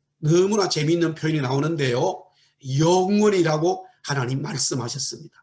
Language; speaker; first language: Korean; native; Korean